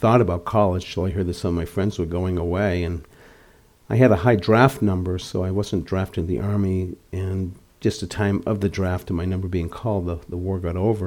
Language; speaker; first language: English; native; English